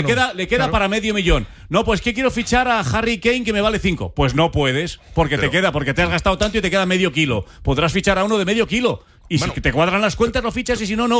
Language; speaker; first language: Spanish; native; Spanish